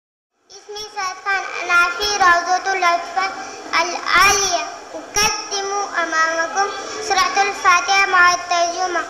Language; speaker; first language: Arabic; non-native, learner; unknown